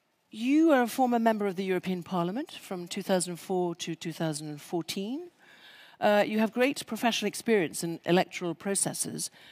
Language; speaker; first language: English; early bilingual, other home language; French